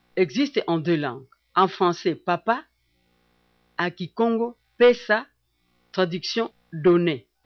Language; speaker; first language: French; non-native, local second language; Kongo